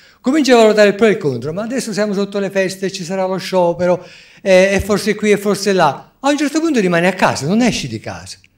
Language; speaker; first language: Italian; native; Italian